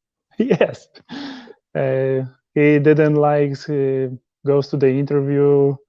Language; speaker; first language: English; non-native, learner; Polish